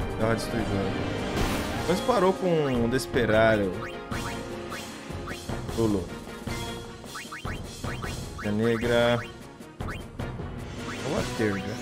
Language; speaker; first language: Portuguese; native; Portuguese